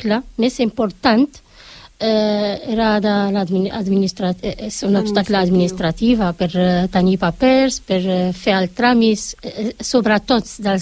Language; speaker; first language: Catalan; non-native, fluent; Arabic